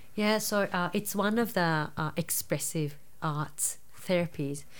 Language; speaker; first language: English; non-native, fluent; Japanese